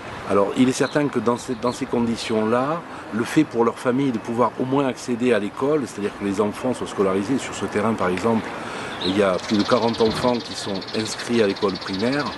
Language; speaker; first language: French; native; French